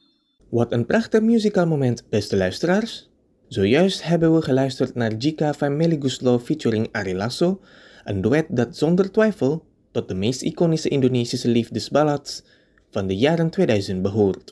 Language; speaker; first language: Dutch; non-native, fluent; Indonesian